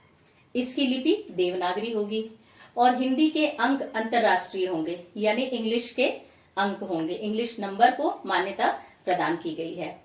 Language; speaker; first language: Hindi; native; Hindi